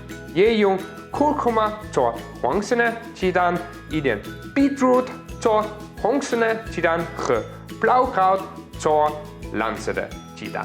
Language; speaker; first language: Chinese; non-native, learner; German